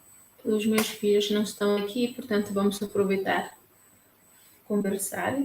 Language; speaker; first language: Portuguese; non-native, local second language; Tetum